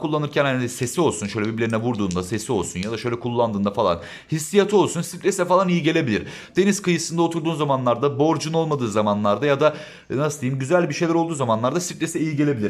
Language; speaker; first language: Turkish; native; Turkish